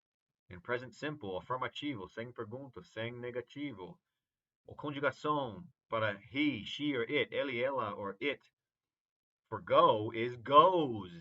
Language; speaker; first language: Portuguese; non-native, fluent; English